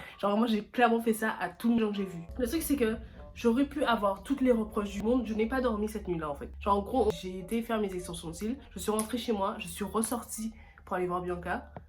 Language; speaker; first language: French; native; French